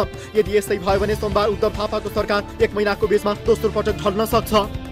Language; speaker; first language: Nepali; native; Nepali